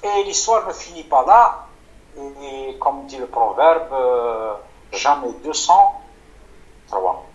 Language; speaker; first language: French; non-native, local second language; Arabic